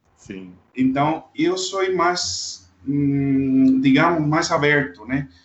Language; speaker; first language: Portuguese; non-native, fluent; Spanish